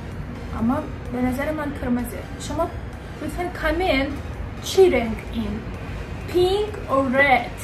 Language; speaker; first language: Persian; non-native, learner; Turkish